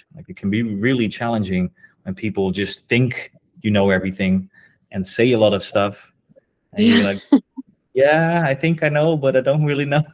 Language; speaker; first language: English; non-native, fluent; Dutch